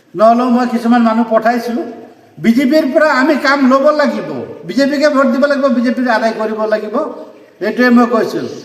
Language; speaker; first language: Assamese; non-native, local second language; Nepali